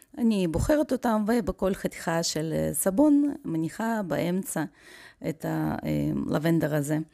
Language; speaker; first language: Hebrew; non-native, fluent; Russian